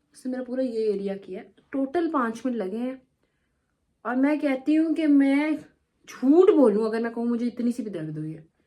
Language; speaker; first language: Urdu; non-native, local second language; Punjabi